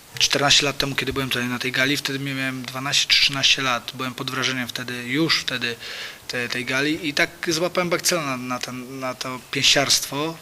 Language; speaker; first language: Polish; native; Polish